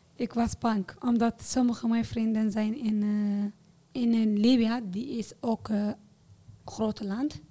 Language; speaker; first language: Dutch; non-native, fluent; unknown